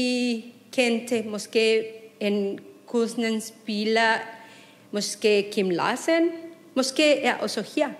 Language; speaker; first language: Danish; non-native, fluent; Spanish